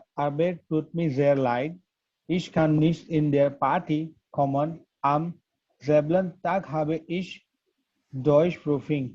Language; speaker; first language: German; non-native, learner; Gujarati